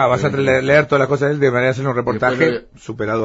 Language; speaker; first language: Spanish; native; Spanish